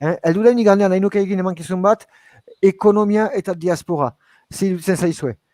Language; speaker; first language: Basque; native; Basque